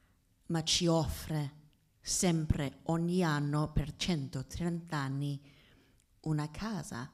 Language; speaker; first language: Italian; non-native, fluent; English